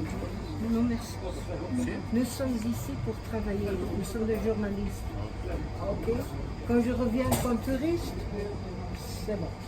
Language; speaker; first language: French; non-native, fluent; Dutch